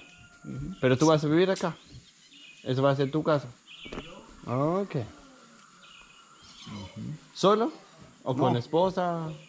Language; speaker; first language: Spanish; non-native, learner; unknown